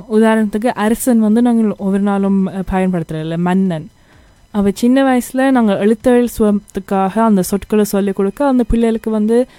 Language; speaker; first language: Tamil; early bilingual, heritage; Tamil